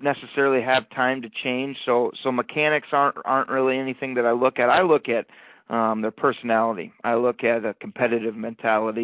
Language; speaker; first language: English; native; English